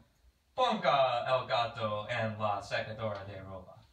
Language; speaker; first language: Spanish; non-native, learner; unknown